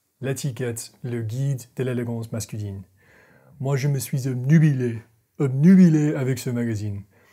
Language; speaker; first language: French; non-native, fluent; English